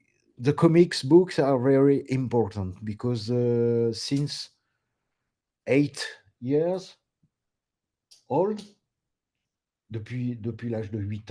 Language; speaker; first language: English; non-native, learner; French